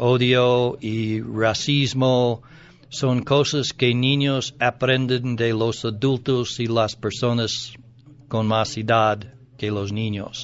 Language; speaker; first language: Spanish; non-native, learner; English